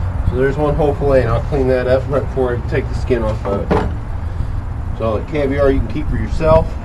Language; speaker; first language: English; native; English